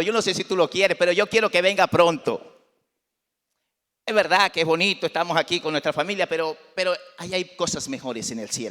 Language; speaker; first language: Spanish; native; Spanish